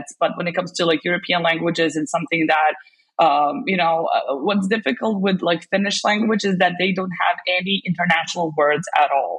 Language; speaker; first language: English; non-native, fluent; Serbian